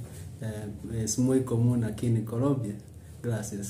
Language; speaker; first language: Spanish; non-native, learner; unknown